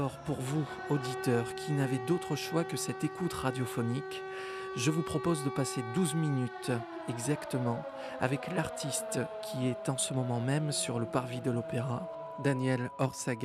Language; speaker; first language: French; native; French